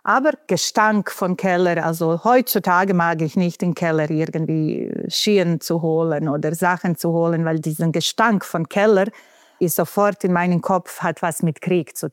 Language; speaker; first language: German; non-native, fluent; Bosnian